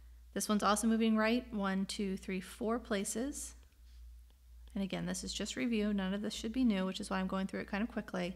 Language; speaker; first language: English; native; English